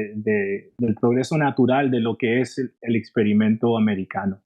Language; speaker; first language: Spanish; early bilingual, heritage; Spanish